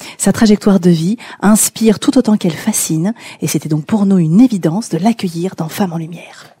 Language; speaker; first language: French; native; French